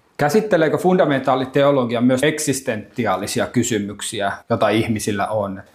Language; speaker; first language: Finnish; native; Finnish